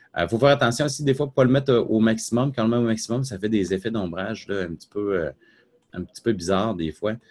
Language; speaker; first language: French; native; French